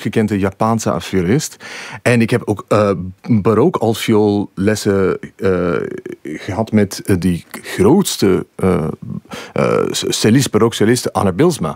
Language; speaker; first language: Dutch; non-native, fluent; English